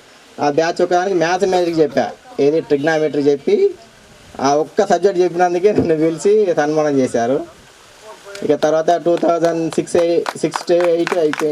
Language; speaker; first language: Telugu; native; Telugu